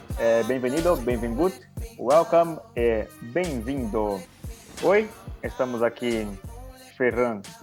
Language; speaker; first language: Portuguese; non-native, learner; Spanish